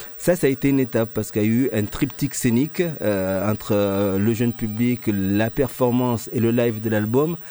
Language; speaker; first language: French; early bilingual, other home language; Ngazidja Comorian